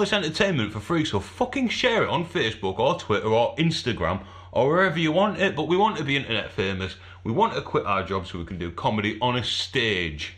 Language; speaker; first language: English; native; English